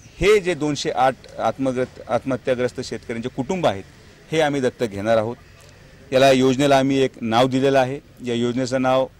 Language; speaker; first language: Marathi; native; Marathi